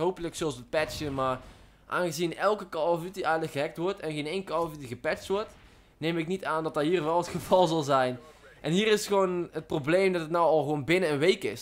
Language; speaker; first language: Dutch; native; Dutch